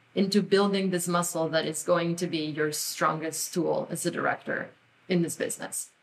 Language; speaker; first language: English; non-native, fluent; Spanish